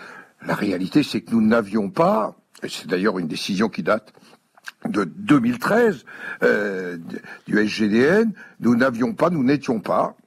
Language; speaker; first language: French; native; French